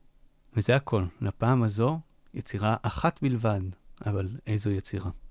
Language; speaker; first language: Hebrew; native; Hebrew